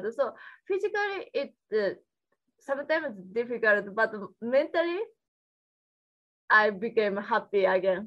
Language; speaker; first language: English; non-native, learner; Japanese